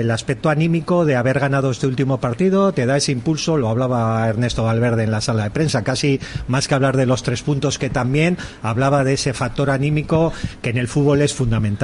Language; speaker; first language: Spanish; native; Spanish